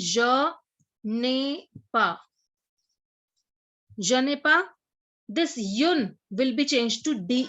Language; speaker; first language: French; non-native, fluent; Hindi